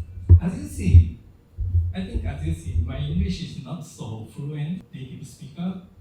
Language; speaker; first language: English; non-native, fluent; Japanese